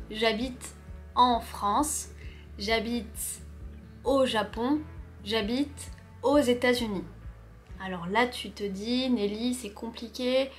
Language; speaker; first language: French; native; French